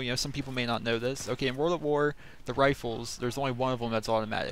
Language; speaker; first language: English; native; English